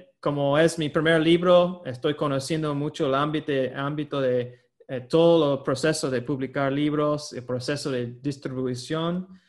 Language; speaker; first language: Spanish; non-native, fluent; English